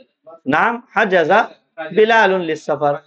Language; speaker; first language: Arabic; non-native, fluent; Urdu